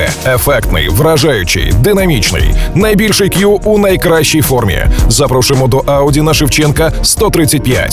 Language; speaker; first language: Ukrainian; native; Ukrainian